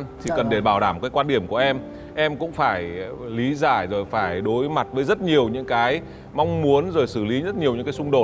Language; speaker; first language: Vietnamese; native; Vietnamese